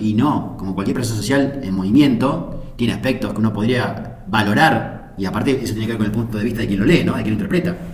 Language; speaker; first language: Spanish; native; Spanish